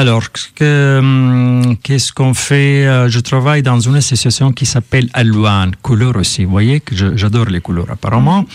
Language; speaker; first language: French; non-native, fluent; Arabic